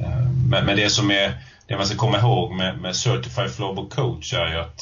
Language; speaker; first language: Swedish; native; Swedish